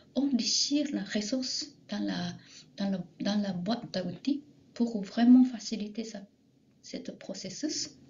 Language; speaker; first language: French; non-native, fluent; Japanese